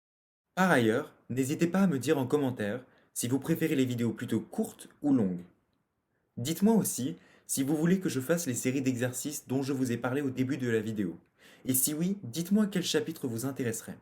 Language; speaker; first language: French; native; French